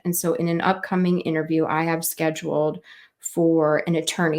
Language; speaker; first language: English; native; English